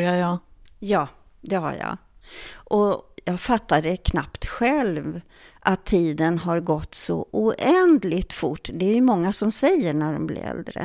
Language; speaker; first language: Swedish; early bilingual, other home language; German